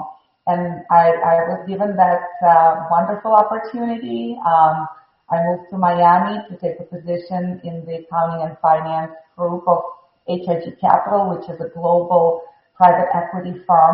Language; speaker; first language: English; non-native, fluent; Russian